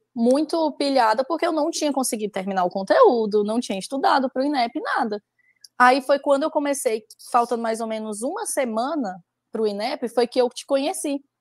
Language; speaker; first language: Portuguese; native; Portuguese